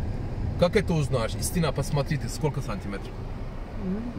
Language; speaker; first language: Russian; non-native, learner; Turkish